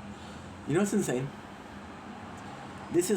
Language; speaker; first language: English; native; English